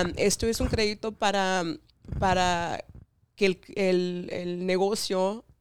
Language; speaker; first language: Spanish; early bilingual, heritage; Spanish